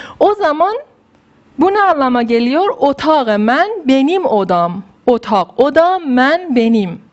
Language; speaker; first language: Turkish; non-native, fluent; Persian